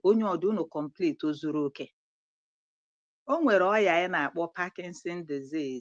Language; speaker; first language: Igbo; native; Igbo